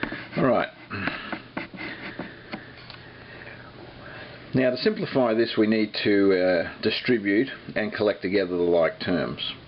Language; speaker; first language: English; native; English